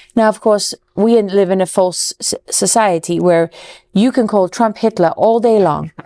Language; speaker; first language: English; native; English